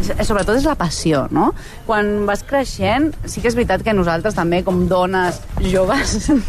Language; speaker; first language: Catalan; non-native, local second language; Spanish